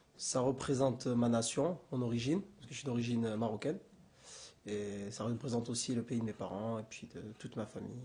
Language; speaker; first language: French; early bilingual, other home language; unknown